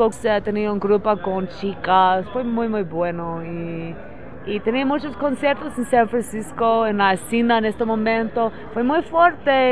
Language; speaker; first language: Spanish; non-native, learner; English